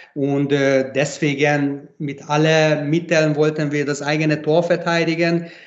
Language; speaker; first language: German; non-native, fluent; Hungarian